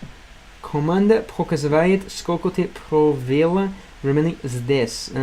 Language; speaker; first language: Russian; non-native, learner; English